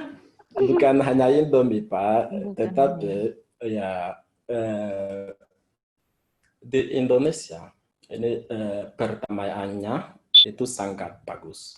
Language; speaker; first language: Indonesian; non-native, fluent; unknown